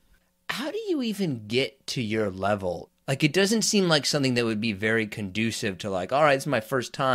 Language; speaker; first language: English; native; English